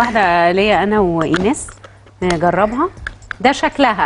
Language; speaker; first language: Arabic; native; Arabic